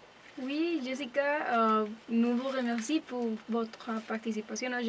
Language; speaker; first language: French; non-native, learner; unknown